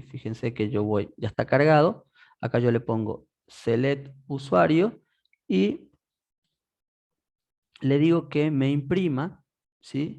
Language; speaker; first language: Spanish; native; Spanish